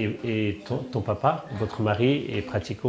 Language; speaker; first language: French; native; French